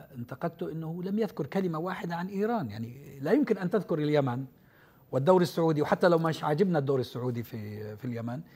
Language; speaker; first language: Arabic; native; Arabic